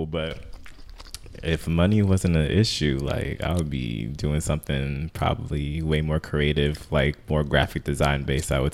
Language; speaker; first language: English; native; English